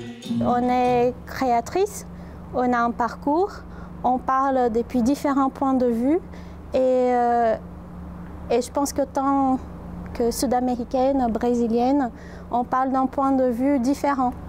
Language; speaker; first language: French; non-native, fluent; Portuguese